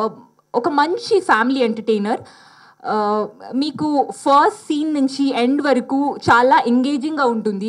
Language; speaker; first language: Telugu; non-native, learner; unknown